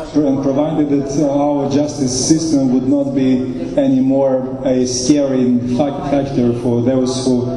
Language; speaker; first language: English; non-native, fluent; Romanian